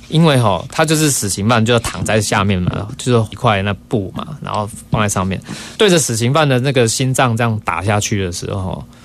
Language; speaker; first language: Chinese; native; Chinese